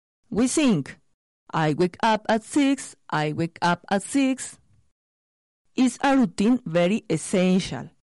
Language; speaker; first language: English; non-native, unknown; Spanish